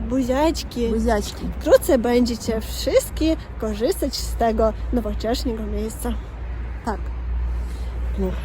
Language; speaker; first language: Polish; non-native, learner; Ukrainian